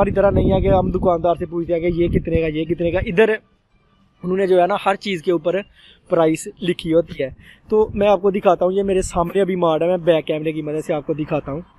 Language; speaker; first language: Urdu; non-native, local second language; Punjabi